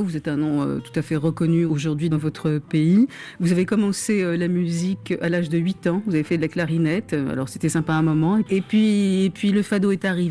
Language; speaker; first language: French; native; French